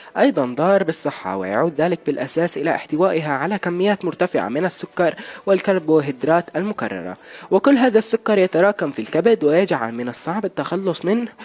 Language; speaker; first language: Arabic; native; Arabic